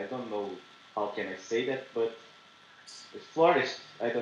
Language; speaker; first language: English; non-native, learner; Portuguese